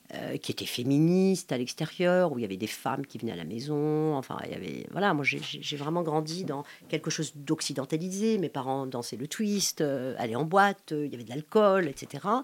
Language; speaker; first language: French; non-native, local second language; Arabic